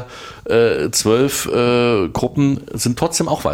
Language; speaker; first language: German; native; German